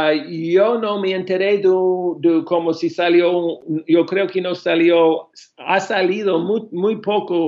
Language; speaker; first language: Spanish; non-native, fluent; English